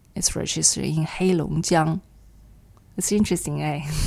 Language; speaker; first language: English; non-native, fluent; Chinese